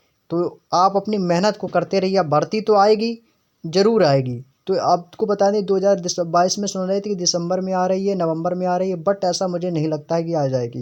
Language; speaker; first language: Hindi; native; Hindi